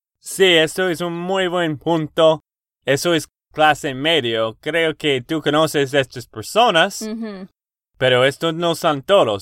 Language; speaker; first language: Spanish; non-native, learner; English